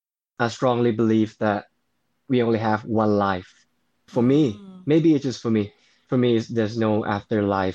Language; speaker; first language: English; non-native, fluent; Thai